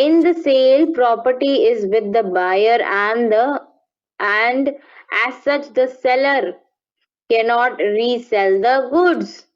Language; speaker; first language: English; non-native, local second language; Hindi